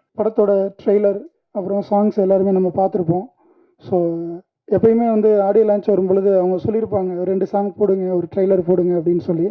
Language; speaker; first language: Tamil; native; Tamil